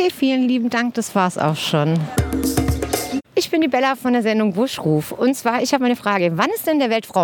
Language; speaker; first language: German; native; German